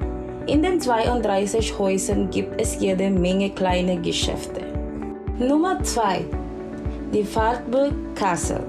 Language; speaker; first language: German; non-native, learner; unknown